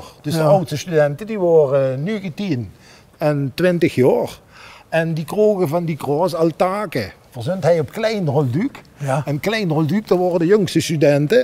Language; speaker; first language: Dutch; native; Dutch